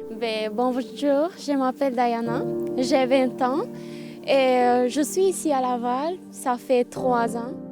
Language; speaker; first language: French; non-native, learner; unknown